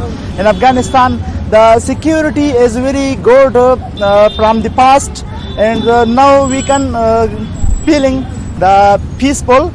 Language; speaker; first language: English; non-native, learner; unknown